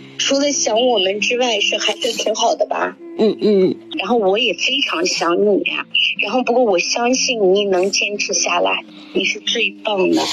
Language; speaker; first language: Chinese; non-native, local second language; Uyghur